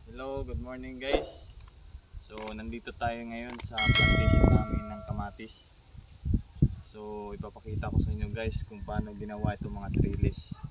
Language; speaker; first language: Filipino; non-native, local second language; Cebuano